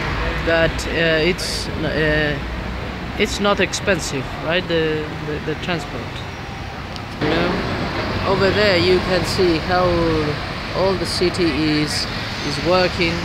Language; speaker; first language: English; non-native, learner; Spanish